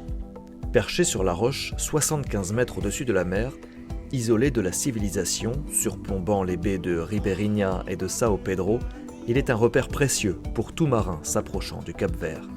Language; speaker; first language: French; native; French